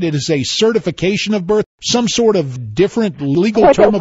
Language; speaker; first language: English; native; English